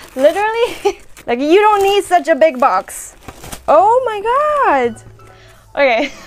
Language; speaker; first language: English; non-native, fluent; Chinese